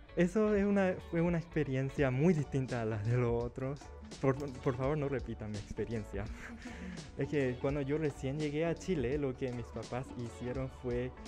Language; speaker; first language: Spanish; early bilingual, other home language; Chinese